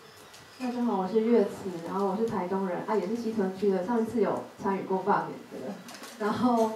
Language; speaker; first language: Chinese; native; Chinese